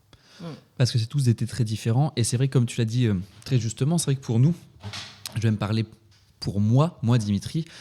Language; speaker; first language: French; native; French